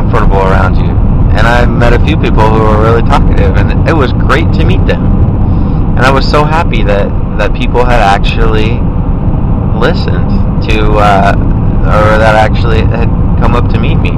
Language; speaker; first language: English; native; English